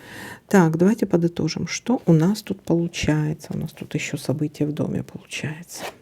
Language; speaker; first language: Russian; native; Russian